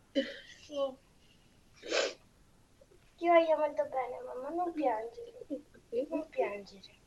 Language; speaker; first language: Italian; non-native, learner; Spanish